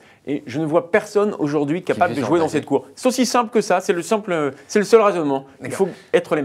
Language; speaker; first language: French; native; French